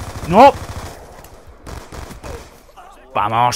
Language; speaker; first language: Spanish; native; Spanish